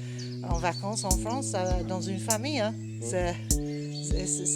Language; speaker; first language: French; non-native, learner; English